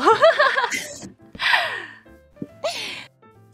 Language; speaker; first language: Japanese; non-native, learner; English